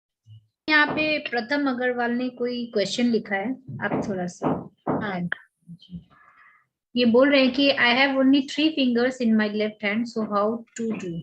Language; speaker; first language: Hindi; native; Hindi